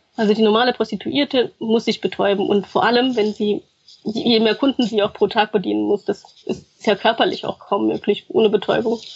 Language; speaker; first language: German; early bilingual, other home language; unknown